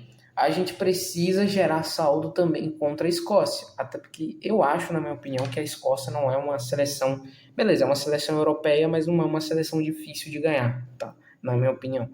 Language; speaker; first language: Portuguese; native; Portuguese